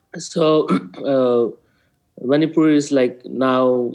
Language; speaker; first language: English; non-native, local second language; Manipuri